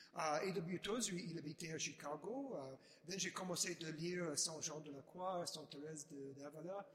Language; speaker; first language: French; non-native, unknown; English